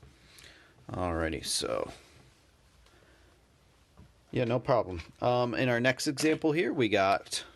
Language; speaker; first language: English; native; English